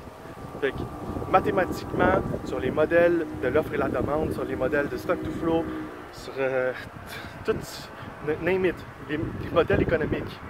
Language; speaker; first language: French; native; French